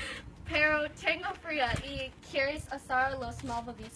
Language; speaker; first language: Spanish; non-native, learner; English